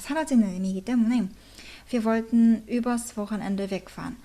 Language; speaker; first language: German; non-native, fluent; Korean